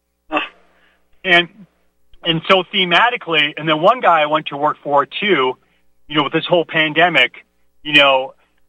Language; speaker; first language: English; native; English